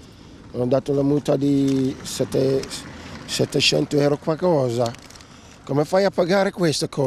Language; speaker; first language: Italian; non-native, learner; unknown